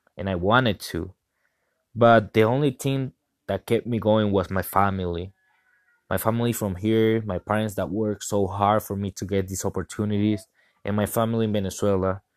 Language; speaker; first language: English; non-native, fluent; Spanish